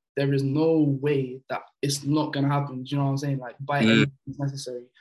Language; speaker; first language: English; early bilingual, other home language; French